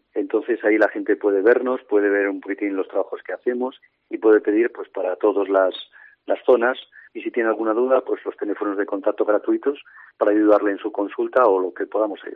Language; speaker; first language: Spanish; native; Spanish